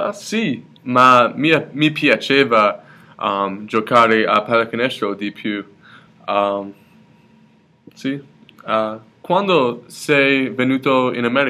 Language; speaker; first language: Italian; non-native, learner; English